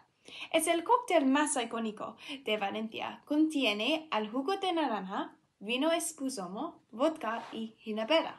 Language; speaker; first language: Spanish; non-native, learner; English